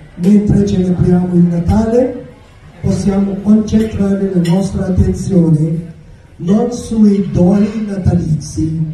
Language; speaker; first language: Italian; non-native, fluent; Filipino